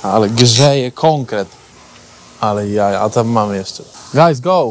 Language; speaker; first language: Polish; native; Polish